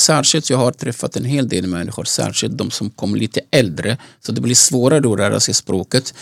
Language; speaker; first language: Swedish; non-native, fluent; Arabic